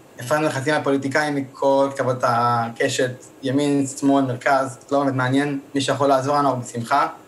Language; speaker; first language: Hebrew; native; Hebrew